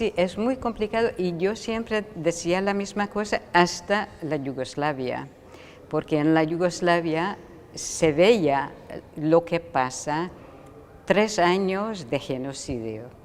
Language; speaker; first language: Spanish; non-native, fluent; Hungarian